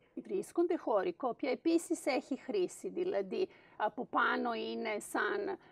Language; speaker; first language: Greek; non-native, fluent; Serbian